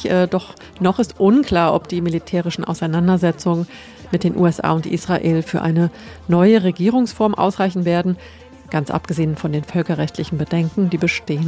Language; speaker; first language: German; native; German